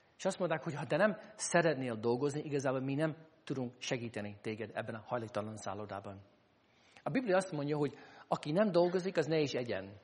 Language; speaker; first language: Hungarian; non-native, fluent; English